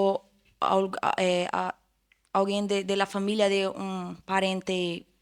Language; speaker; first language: Spanish; non-native, fluent; Portuguese